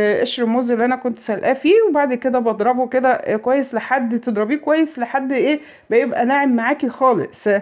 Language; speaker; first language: Arabic; native; Arabic